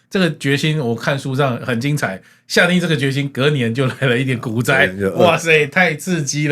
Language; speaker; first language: Chinese; native; Chinese